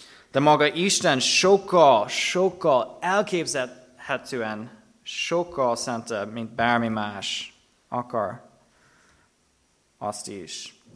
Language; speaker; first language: Hungarian; non-native, fluent; English